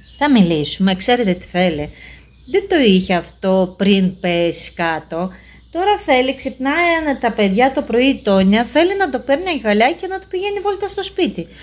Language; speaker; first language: Greek; non-native, fluent; Russian